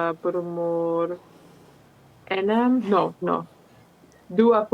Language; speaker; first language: Indonesian; non-native, learner; English